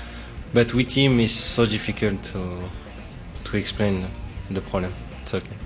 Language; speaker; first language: English; non-native, learner; French